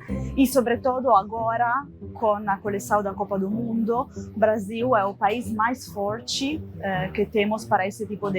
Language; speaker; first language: Portuguese; non-native, fluent; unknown